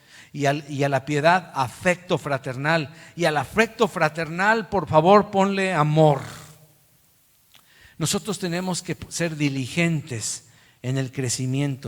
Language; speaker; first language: Spanish; native; Spanish